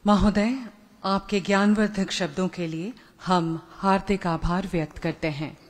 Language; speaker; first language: Hindi; non-native, local second language; Assamese